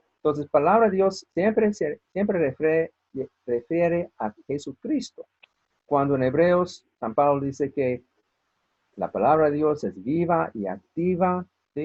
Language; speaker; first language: Spanish; non-native, fluent; English